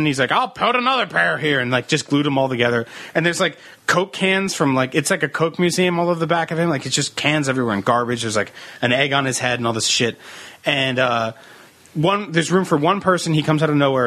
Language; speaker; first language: English; early bilingual, other home language; Italian